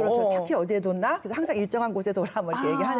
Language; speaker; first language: Korean; native; Korean